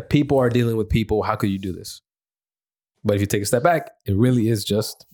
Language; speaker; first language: English; early bilingual, other home language; Spanish